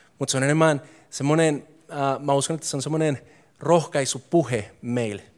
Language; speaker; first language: Finnish; non-native, fluent; Spanish